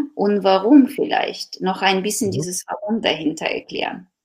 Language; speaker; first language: German; non-native, fluent; Ukrainian